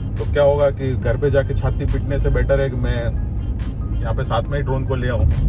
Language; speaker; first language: Hindi; non-native, local second language; Rajasthani